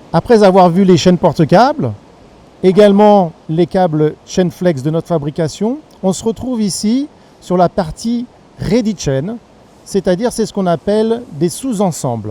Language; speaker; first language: French; native; French